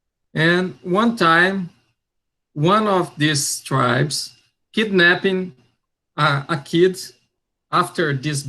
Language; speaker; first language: English; non-native, learner; Portuguese